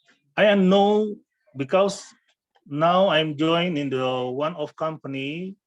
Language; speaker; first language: English; non-native, fluent; Indonesian